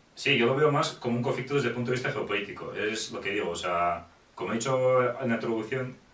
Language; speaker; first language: Spanish; non-native, fluent; Ukrainian